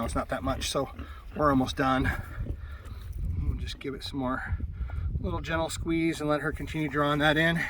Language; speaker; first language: English; native; English